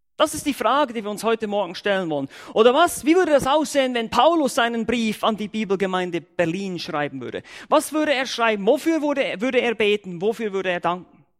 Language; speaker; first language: German; native; German